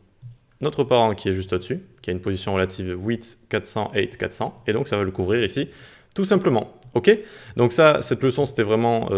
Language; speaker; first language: French; native; French